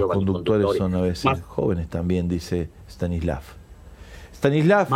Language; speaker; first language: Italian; non-native, fluent; Spanish